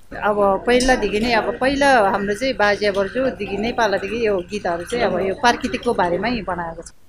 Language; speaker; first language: Nepali; non-native, local second language; Sherpa